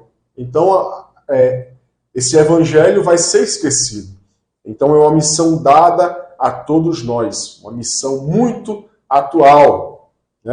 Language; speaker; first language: Portuguese; native; Portuguese